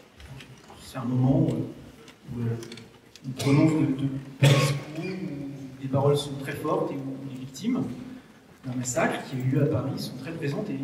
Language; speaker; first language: French; native; French